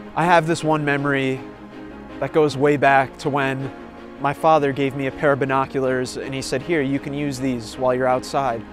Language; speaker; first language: English; native; English